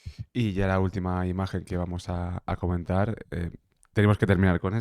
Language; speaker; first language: Spanish; native; Spanish